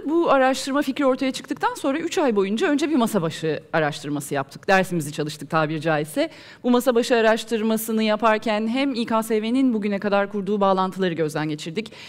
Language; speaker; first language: Turkish; native; Turkish